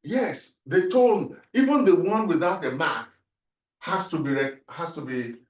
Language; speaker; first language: English; non-native, local second language; Yoruba